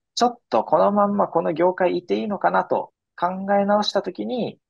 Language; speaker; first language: Japanese; native; Japanese